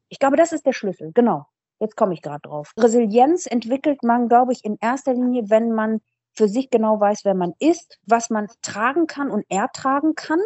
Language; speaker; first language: German; early bilingual, other home language; Persian